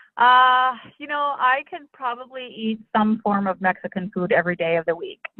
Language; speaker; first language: English; native; English